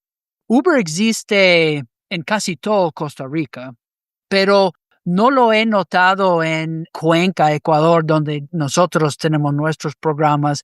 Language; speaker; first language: Spanish; non-native, fluent; English